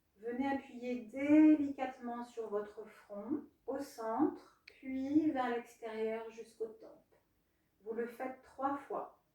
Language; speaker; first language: French; non-native, fluent; Spanish